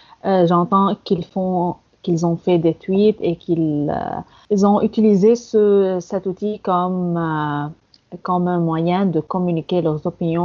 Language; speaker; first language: French; non-native, fluent; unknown